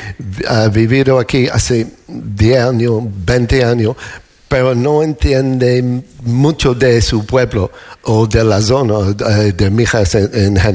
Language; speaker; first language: Spanish; non-native, fluent; English